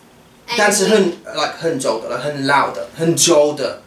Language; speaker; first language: Chinese; non-native, learner; English